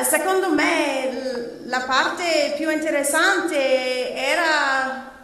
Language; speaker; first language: Italian; non-native, learner; English